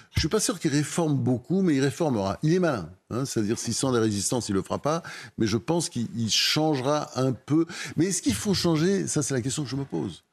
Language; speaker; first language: French; native; French